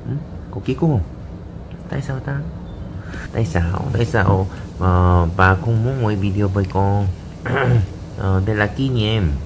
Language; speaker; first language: Vietnamese; non-native, learner; Korean